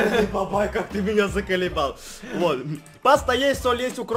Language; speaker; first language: Russian; native; Russian